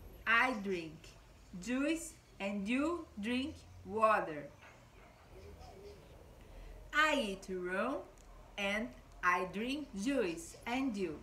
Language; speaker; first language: English; non-native, fluent; Portuguese